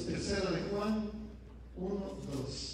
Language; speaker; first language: Spanish; native; Spanish